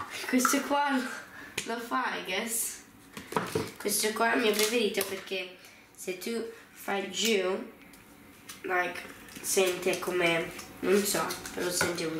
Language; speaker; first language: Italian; early bilingual, heritage; Italian